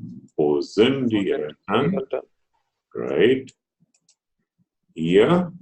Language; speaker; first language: German; non-native, fluent; Telugu